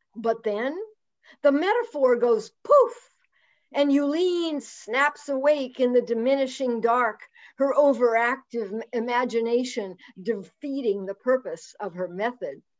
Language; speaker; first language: English; native; English